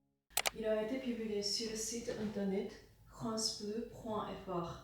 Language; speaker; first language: French; non-native, learner; Japanese